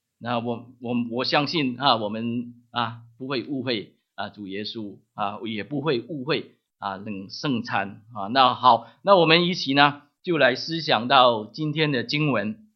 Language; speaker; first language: Chinese; non-native, local second language; Cantonese